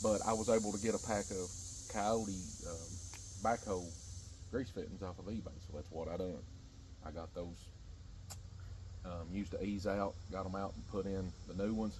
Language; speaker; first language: English; native; English